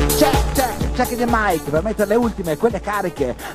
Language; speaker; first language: Italian; native; Italian